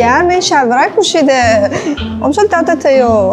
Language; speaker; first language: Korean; non-native, learner; Persian